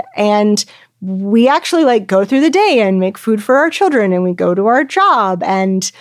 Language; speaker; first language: English; native; English